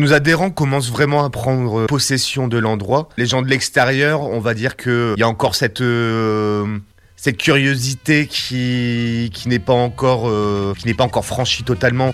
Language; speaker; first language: French; native; French